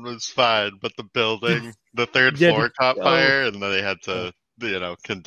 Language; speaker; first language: English; native; English